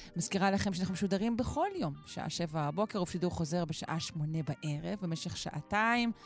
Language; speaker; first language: Hebrew; native; Hebrew